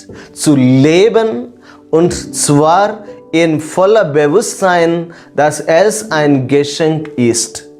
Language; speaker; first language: German; non-native, fluent; Malayalam